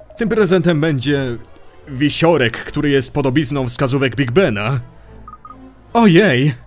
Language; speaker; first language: Polish; early bilingual, heritage; Polish